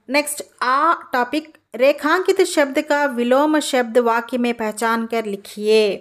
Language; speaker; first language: Hindi; non-native, local second language; Telugu